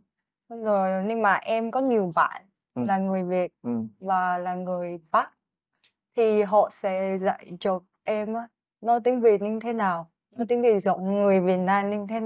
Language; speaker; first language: Vietnamese; non-native, learner; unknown